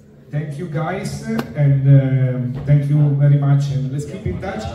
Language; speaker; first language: English; non-native, fluent; Italian